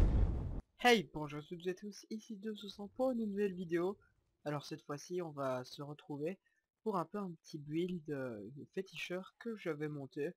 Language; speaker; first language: French; native; French